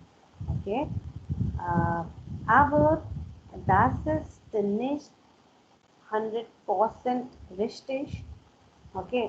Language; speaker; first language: German; non-native, learner; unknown